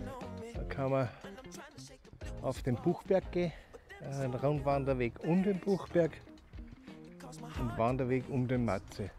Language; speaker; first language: German; native; German